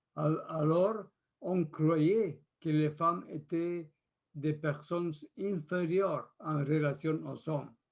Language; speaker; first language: French; non-native, fluent; Spanish